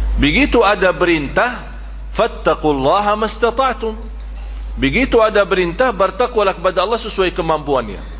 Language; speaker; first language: Malay; non-native, fluent; Arabic